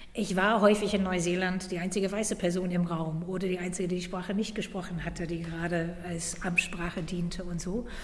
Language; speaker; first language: German; non-native, fluent; English